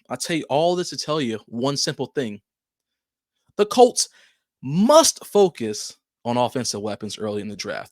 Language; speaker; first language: English; native; English